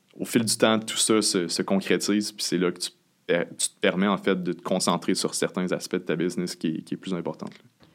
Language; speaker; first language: French; native; French